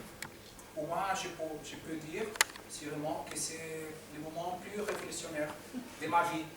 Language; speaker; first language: French; non-native, fluent; Portuguese